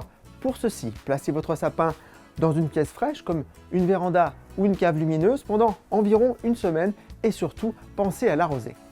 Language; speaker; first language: French; native; French